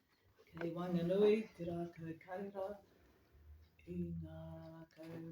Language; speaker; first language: Māori; non-native, learner; English